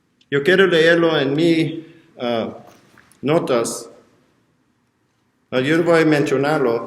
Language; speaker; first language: Spanish; non-native, learner; English